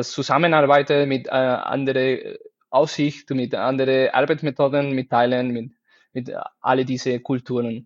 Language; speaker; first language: German; non-native, fluent; Spanish